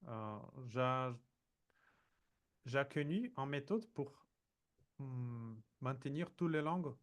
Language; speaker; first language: French; non-native, fluent; Portuguese